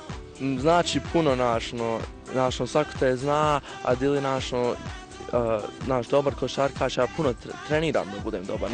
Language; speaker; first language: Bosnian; early bilingual, heritage; Bosnian